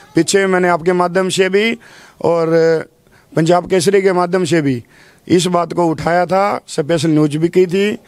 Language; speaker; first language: Hindi; native; Hindi